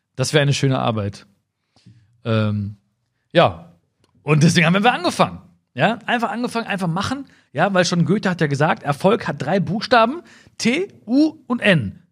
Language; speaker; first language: German; native; German